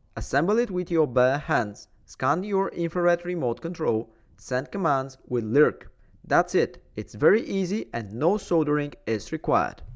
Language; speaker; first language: English; non-native, fluent; Bulgarian